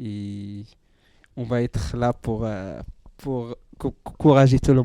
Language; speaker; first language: French; non-native, learner; Central Atlas Tamazight